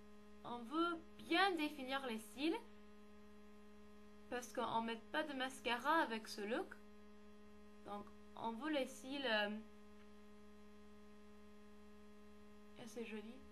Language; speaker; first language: French; non-native, learner; English